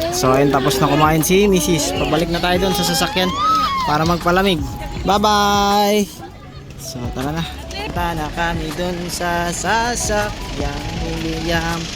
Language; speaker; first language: Filipino; non-native, local second language; Cebuano